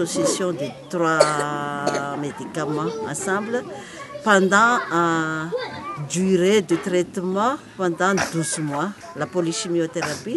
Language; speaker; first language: French; non-native, local second language; Malagasy